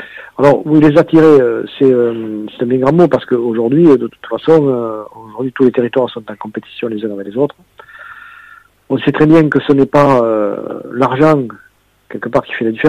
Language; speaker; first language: French; native; French